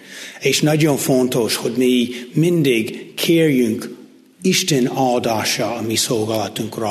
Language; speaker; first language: Hungarian; non-native, fluent; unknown